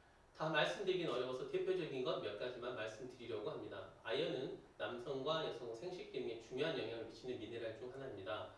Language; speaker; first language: Korean; native; Korean